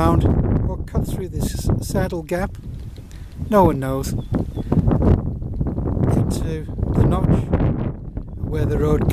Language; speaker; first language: English; native; English